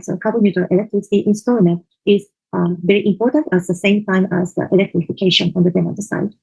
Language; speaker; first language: English; non-native, fluent; Japanese